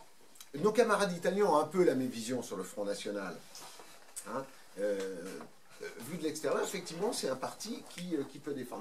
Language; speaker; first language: French; native; French